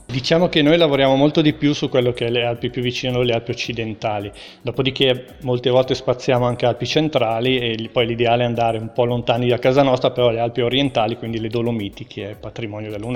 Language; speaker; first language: Italian; native; Italian